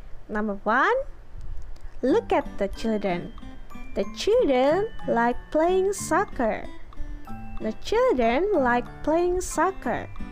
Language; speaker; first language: English; non-native, fluent; Indonesian